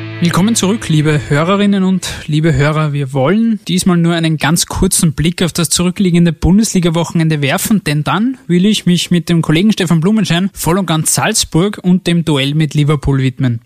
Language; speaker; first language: German; native; German